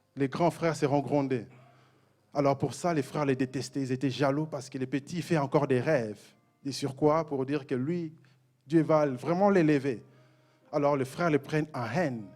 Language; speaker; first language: French; non-native, local second language; Mossi